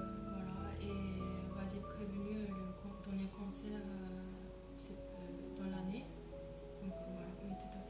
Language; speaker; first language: French; non-native, learner; Japanese